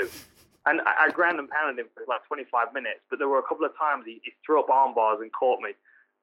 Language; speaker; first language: English; native; English